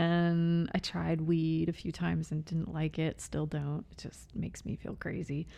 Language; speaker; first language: English; native; English